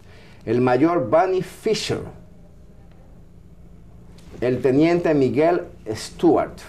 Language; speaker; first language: Spanish; native; Spanish